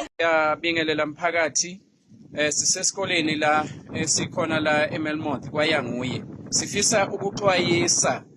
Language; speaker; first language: Zulu; native; Zulu